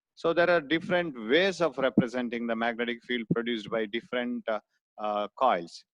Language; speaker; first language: English; non-native, local second language; Kannada